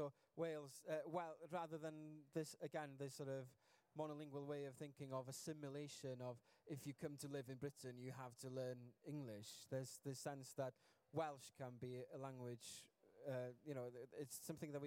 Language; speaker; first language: English; non-native, local second language; Welsh